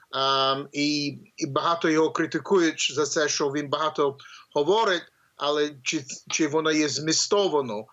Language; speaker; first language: Ukrainian; early bilingual, heritage; English